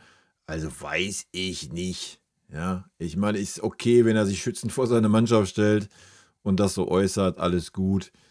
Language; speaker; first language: German; native; German